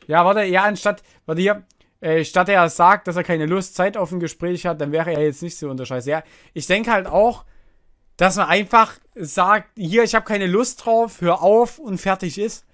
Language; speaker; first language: German; native; German